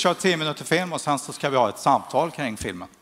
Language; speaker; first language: Swedish; native; Swedish